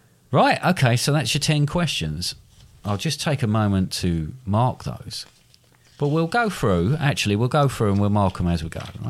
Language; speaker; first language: English; native; English